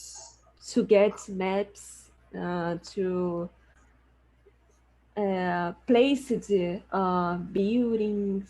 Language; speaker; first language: English; non-native, learner; Portuguese